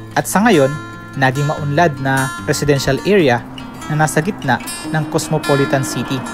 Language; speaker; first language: Filipino; non-native, local second language; Bikol